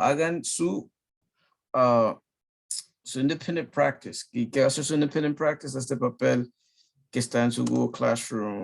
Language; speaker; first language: Spanish; early bilingual, heritage; Spanish